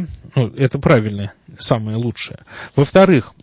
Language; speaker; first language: Russian; native; Russian